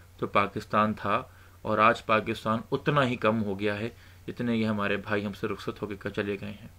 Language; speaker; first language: Urdu; native; Urdu